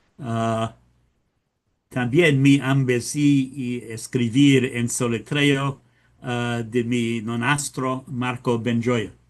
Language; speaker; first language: Spanish; early bilingual, heritage; English